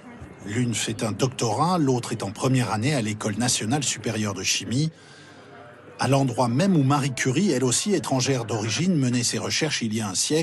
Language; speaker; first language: French; native; French